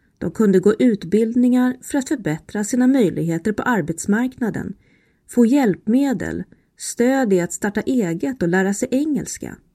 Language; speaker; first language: Swedish; native; Swedish